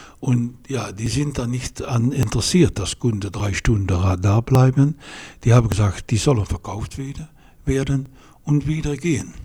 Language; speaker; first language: German; non-native, fluent; Dutch